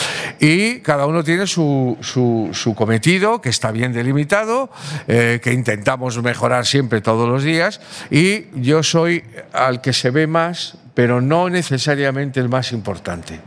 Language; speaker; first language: Spanish; native; Spanish